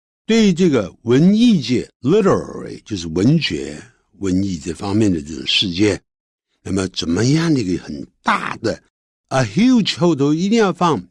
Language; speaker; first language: Chinese; native; Chinese